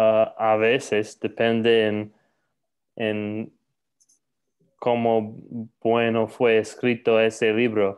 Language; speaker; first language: Spanish; non-native, learner; English